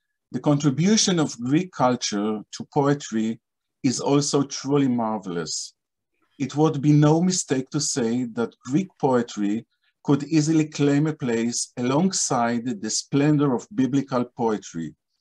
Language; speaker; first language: English; non-native, fluent; Hebrew